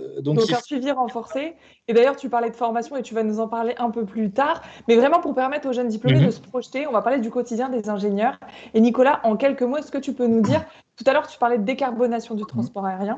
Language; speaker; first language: French; native; French